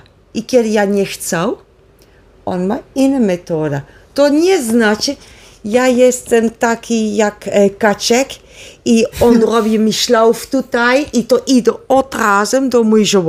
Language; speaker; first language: Polish; non-native, learner; Dutch